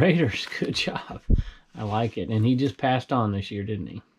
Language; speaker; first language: English; native; English